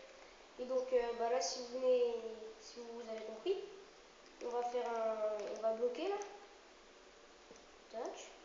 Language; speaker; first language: French; native; French